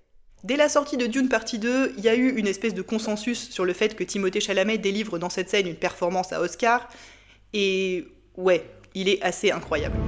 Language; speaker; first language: French; native; French